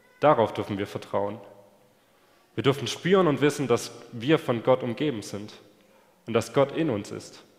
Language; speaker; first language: German; native; German